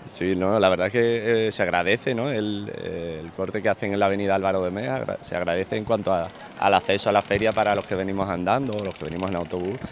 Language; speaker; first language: Spanish; non-native, fluent; English